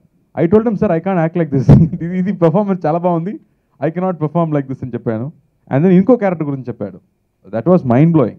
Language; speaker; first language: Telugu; non-native, learner; Tamil